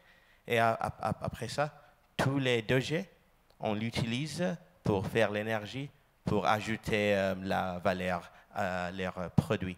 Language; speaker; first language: French; non-native, learner; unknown